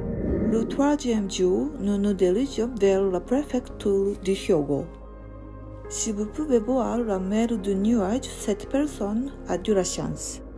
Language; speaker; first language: French; non-native, learner; Japanese